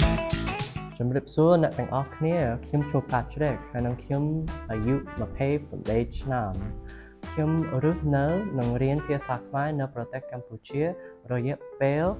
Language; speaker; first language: Khmer; non-native, learner; English